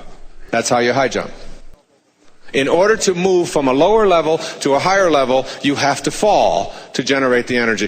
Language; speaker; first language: English; native; English